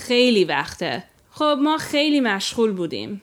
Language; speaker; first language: Persian; early bilingual, heritage; Persian